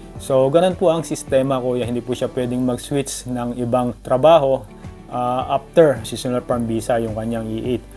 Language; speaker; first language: Filipino; native; Filipino